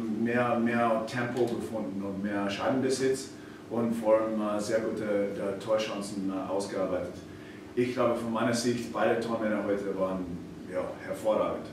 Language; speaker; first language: German; non-native, fluent; English